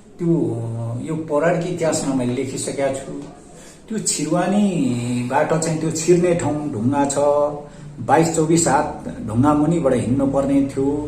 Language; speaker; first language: Nepali; non-native, local second language; Limbu